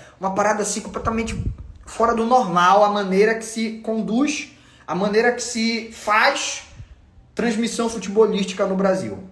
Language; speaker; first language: Portuguese; native; Portuguese